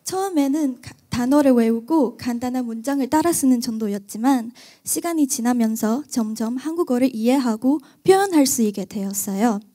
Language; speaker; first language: Korean; non-native, fluent; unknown